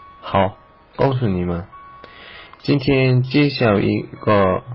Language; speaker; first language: Chinese; non-native, learner; Korean